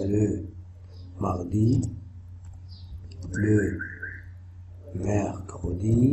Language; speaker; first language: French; non-native, fluent; Arabic